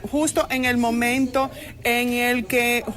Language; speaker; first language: Spanish; native; Spanish